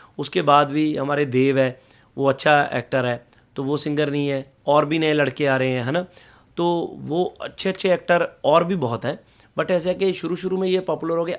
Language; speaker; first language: Hindi; non-native, local second language; Punjabi